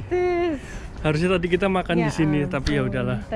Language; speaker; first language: Indonesian; native; Indonesian